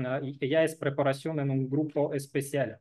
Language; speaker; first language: Spanish; non-native, learner; Russian